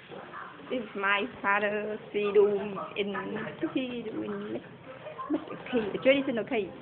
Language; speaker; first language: English; non-native, learner; Vietnamese